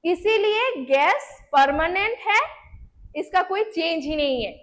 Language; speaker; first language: Hindi; non-native, local second language; Bangla